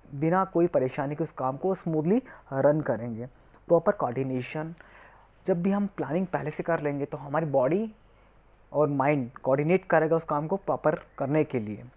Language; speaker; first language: Hindi; native; Hindi